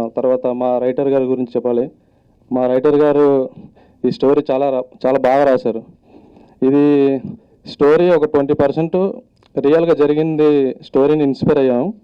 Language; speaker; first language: Telugu; native; Telugu